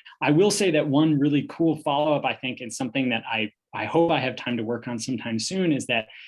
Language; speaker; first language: English; native; English